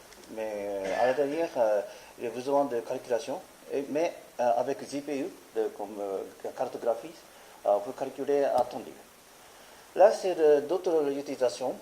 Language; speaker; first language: French; non-native, learner; Japanese